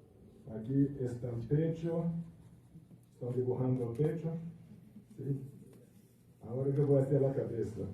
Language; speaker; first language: Spanish; non-native, fluent; Portuguese